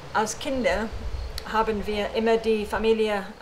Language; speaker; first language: German; early bilingual, heritage; English